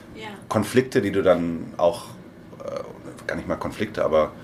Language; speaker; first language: German; native; German